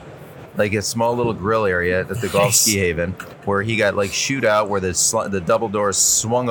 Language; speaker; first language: English; native; English